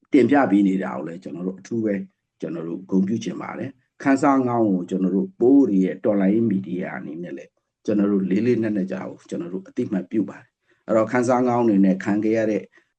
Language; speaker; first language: Burmese; non-native, local second language; Pa'o Karen